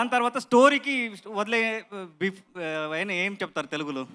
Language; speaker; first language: Telugu; non-native, learner; Kannada